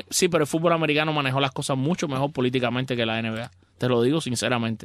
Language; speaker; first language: Spanish; native; Spanish